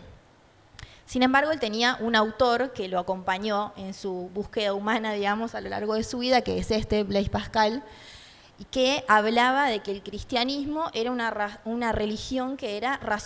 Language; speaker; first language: Spanish; native; Spanish